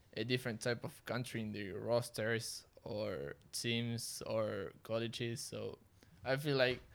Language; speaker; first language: English; non-native, fluent; Spanish